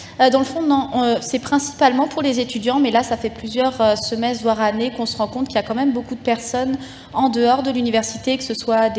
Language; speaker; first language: French; native; French